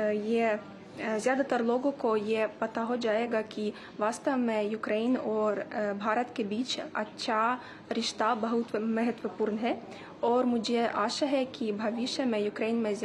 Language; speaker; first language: Hindi; non-native, fluent; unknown